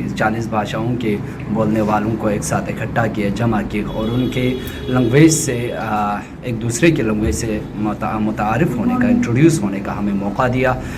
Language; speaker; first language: Hindi; non-native, local second language; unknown